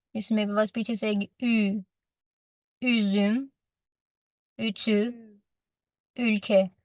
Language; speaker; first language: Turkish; non-native, fluent; Urdu